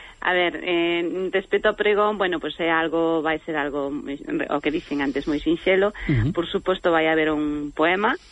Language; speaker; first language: Galician; native; Galician